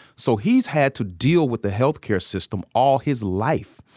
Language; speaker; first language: English; native; English